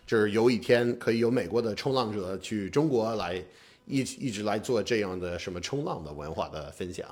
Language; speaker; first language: Chinese; non-native, fluent; English